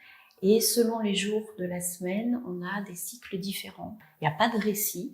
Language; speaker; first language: French; native; French